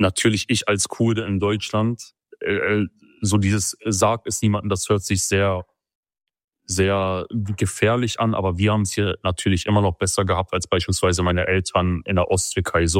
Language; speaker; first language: German; early bilingual, other home language; Kurdish